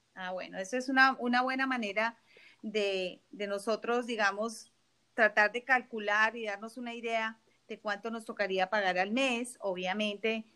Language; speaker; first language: Spanish; native; Spanish